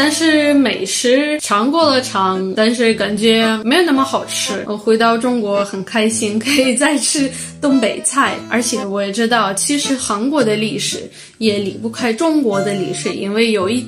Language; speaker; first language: Chinese; non-native, fluent; Russian